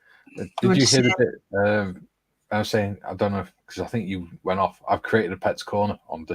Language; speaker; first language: English; native; English